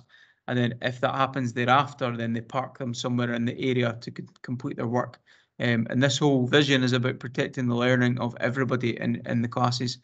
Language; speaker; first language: English; native; English